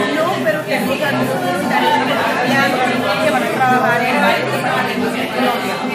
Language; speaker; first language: Spanish; non-native, fluent; English